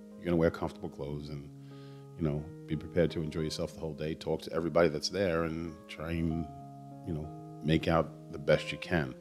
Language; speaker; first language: English; native; English